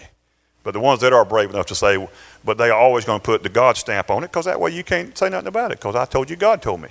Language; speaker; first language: English; native; English